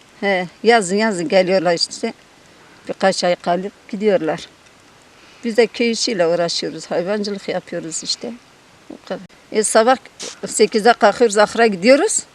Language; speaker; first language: Turkish; non-native, local second language; Zaza